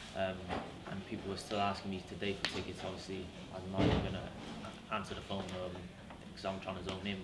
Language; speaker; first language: English; native; English